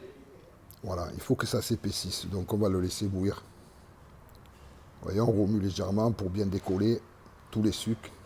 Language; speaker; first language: French; native; French